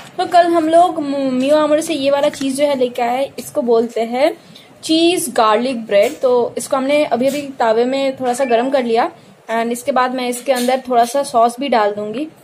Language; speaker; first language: Hindi; non-native, local second language; Bangla